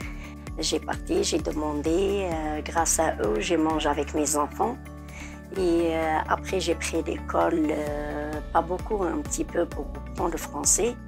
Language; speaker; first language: French; non-native, learner; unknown